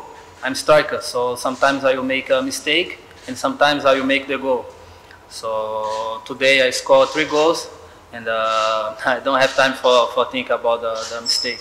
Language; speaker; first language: English; non-native, learner; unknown